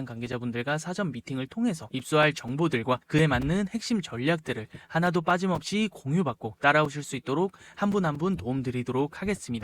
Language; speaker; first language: Korean; native; Korean